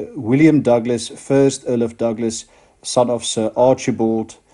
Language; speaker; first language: English; non-native, local second language; Afrikaans